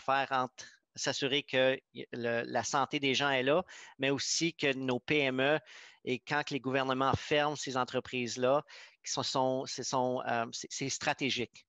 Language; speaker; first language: French; native; French